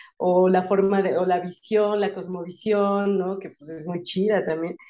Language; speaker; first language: Spanish; native; Spanish